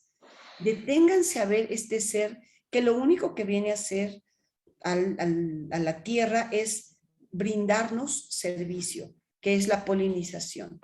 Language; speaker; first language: Spanish; native; Spanish